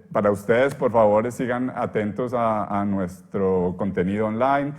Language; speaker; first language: Spanish; native; Spanish